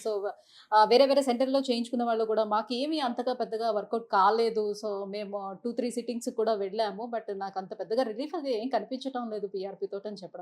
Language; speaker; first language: Telugu; native; Telugu